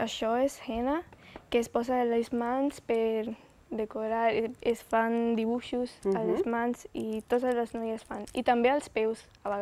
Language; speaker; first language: Catalan; early bilingual, other home language; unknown